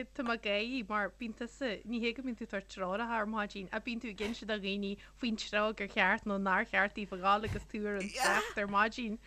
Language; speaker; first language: Irish; native; Irish